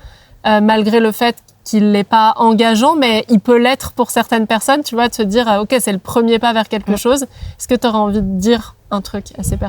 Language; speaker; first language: French; native; French